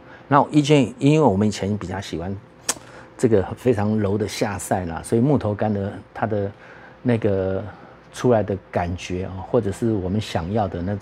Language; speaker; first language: Chinese; native; Chinese